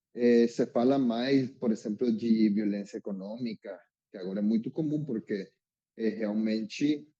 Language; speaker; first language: Portuguese; non-native, learner; Spanish